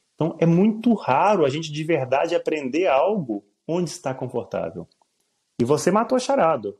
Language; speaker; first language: Portuguese; native; Portuguese